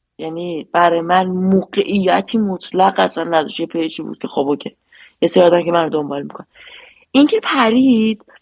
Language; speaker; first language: Persian; native; Persian